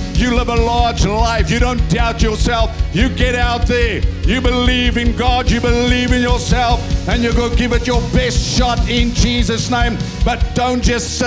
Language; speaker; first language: English; non-native, local second language; Afrikaans